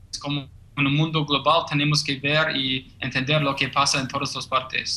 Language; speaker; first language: Spanish; non-native, learner; English